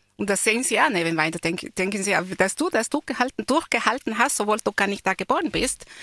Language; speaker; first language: German; non-native, fluent; Spanish